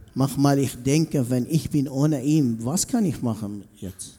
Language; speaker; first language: German; non-native, learner; Arabic